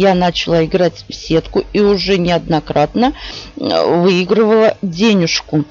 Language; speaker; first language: Russian; native; Russian